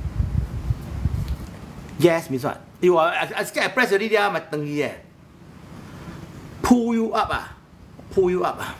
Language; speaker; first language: English; non-native, local second language; Chinese